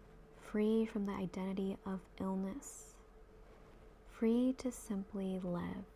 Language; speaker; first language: English; native; English